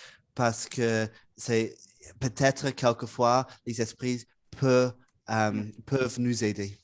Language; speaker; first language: French; non-native, learner; English